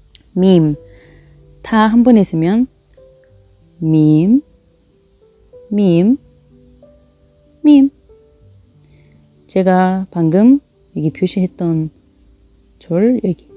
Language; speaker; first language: Korean; non-native, fluent; Arabic